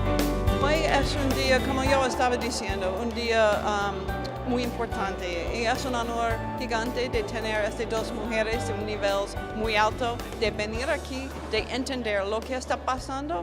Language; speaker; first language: Spanish; non-native, fluent; English